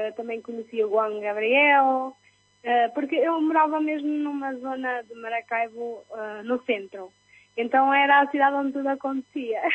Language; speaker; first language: Portuguese; early bilingual, other home language; Spanish